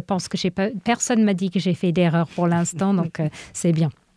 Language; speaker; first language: French; non-native, fluent; English